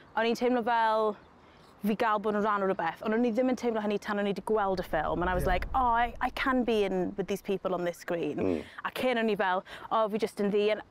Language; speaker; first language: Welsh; non-native, local second language; English